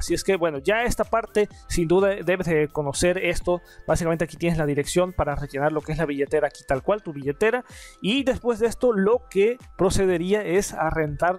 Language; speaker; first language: Spanish; native; Spanish